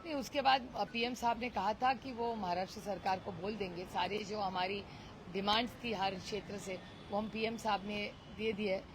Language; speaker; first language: Hindi; non-native, local second language; Marathi